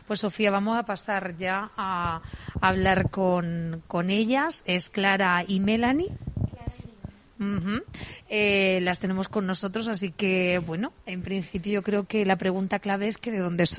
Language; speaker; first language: Spanish; native; Spanish